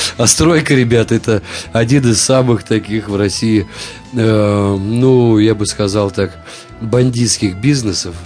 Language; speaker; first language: Russian; native; Russian